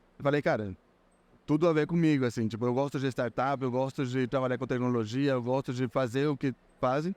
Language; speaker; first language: Portuguese; non-native, fluent; Spanish